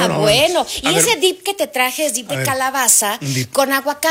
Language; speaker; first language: Spanish; native; Spanish